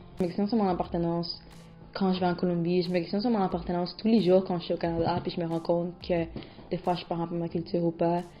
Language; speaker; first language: French; early bilingual, other home language; Spanish